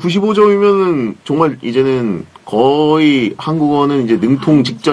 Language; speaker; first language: Korean; native; Korean